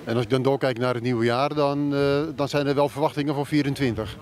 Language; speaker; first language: Dutch; native; Dutch